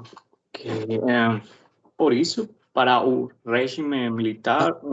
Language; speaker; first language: Portuguese; non-native, learner; Spanish